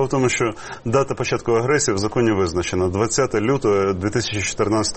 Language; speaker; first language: Ukrainian; native; Ukrainian